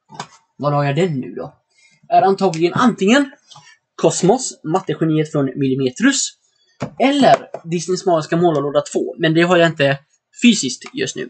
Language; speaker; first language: Swedish; native; Swedish